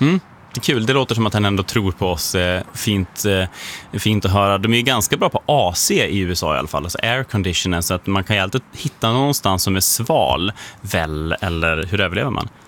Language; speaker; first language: Swedish; native; Swedish